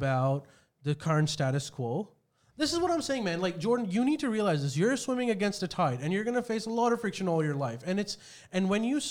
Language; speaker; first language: English; non-native, local second language; Urdu